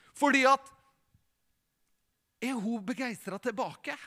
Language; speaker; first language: Norwegian; native; Norwegian